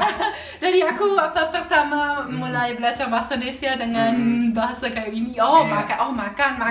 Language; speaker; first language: Indonesian; non-native, fluent; German